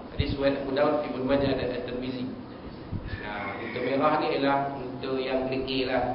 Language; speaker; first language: Malay; native; Malay